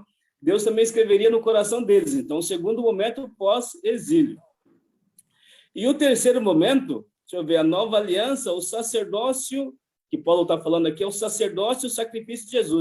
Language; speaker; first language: Portuguese; native; Portuguese